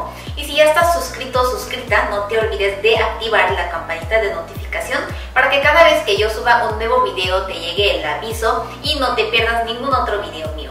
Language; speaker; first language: Spanish; non-native, fluent; Korean